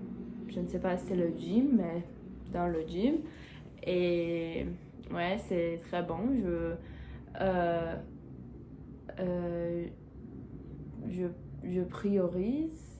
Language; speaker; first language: French; non-native, learner; Portuguese